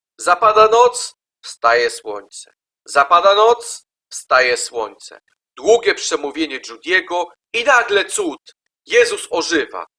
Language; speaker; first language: Polish; native; Polish